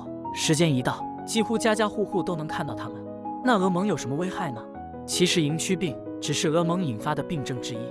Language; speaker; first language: Chinese; native; Chinese